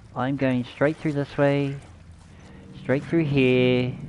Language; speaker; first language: English; native; English